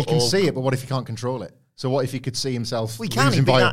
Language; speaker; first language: English; native; English